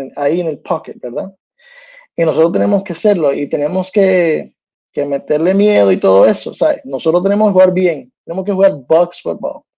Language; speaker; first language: Spanish; early bilingual, heritage; Spanish